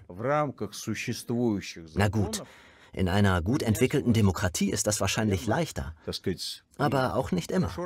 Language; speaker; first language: German; non-native, fluent; Russian